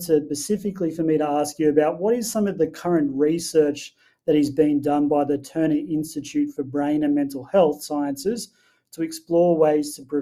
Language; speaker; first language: English; native; English